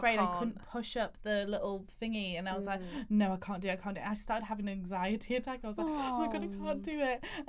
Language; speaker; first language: English; native; English